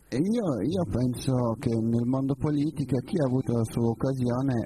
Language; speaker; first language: Italian; non-native, learner; Persian